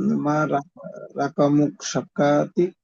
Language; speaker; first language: Arabic; non-native, learner; Bangla